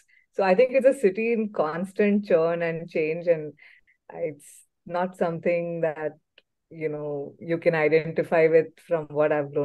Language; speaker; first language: English; non-native, local second language; Tamil